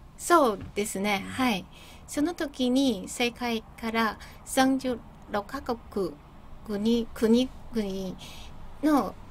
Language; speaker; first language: Japanese; non-native, fluent; Chinese